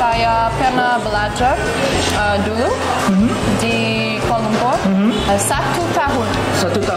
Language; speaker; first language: Indonesian; non-native, learner; English